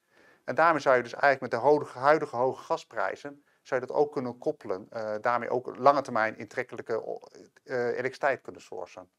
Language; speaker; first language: Dutch; native; Dutch